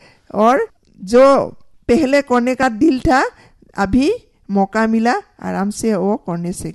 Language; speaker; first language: Hindi; non-native, local second language; Assamese